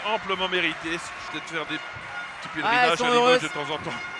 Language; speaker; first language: French; native; French